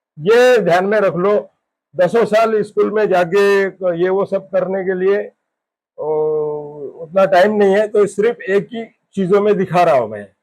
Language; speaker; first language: Hindi; native; Hindi